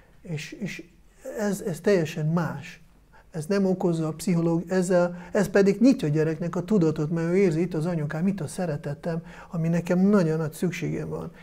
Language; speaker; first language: Hungarian; non-native, fluent; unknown